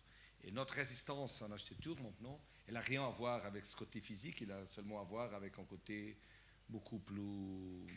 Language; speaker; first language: French; non-native, fluent; Portuguese